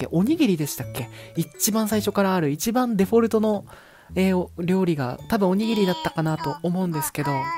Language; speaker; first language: Japanese; native; Japanese